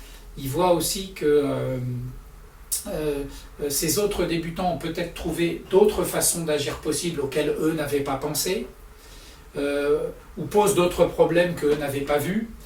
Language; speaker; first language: French; native; French